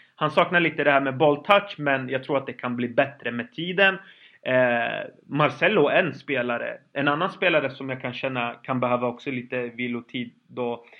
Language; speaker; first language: Swedish; early bilingual, other home language; Kurdish